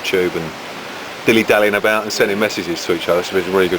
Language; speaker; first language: English; native; English